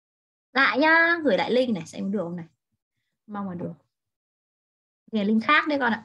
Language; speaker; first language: Vietnamese; native; Vietnamese